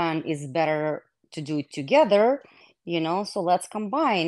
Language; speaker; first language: English; non-native, fluent; Hebrew